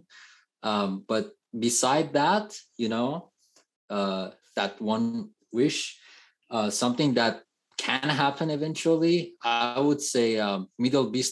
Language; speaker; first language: English; non-native, fluent; Persian